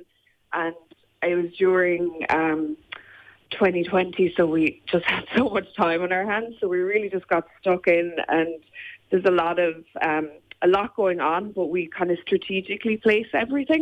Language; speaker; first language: English; native; English